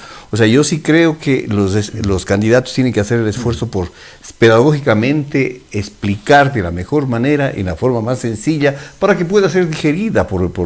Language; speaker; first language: Spanish; native; Spanish